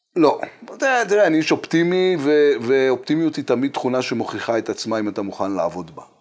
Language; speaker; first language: Hebrew; native; Hebrew